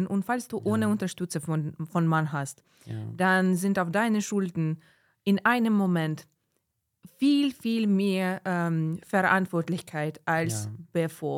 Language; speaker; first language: German; non-native, fluent; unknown